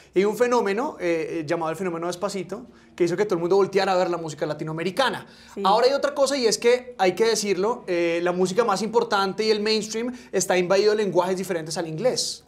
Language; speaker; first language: Spanish; native; Spanish